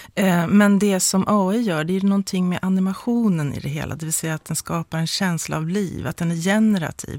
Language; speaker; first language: Swedish; native; Swedish